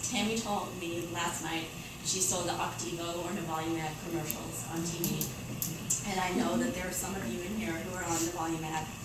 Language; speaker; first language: English; native; English